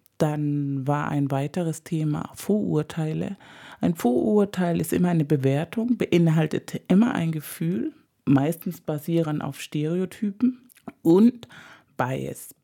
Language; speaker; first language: German; non-native, fluent; Spanish